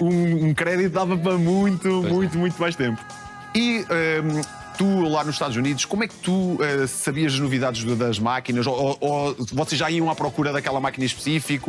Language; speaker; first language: Portuguese; native; Portuguese